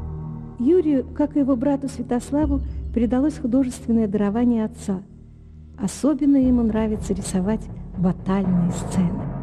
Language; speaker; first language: Russian; native; Russian